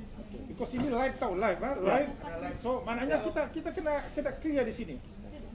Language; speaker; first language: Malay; native; Malay